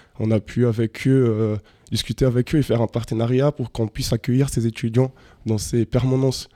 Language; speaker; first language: French; non-native, fluent; Portuguese